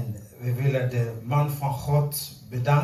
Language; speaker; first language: Dutch; non-native, fluent; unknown